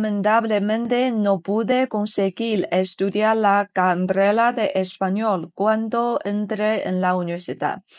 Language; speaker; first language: Spanish; non-native, fluent; Chinese